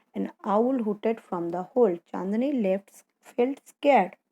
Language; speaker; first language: English; non-native, local second language; Gujarati